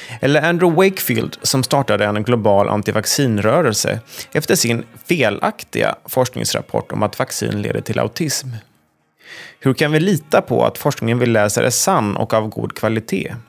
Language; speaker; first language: Swedish; native; Swedish